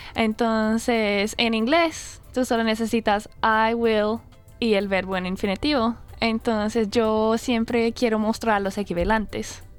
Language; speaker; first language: Spanish; non-native, fluent; English